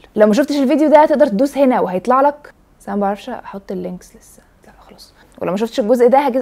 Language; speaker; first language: Arabic; native; Arabic